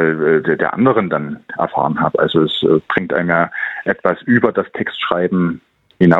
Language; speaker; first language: German; native; German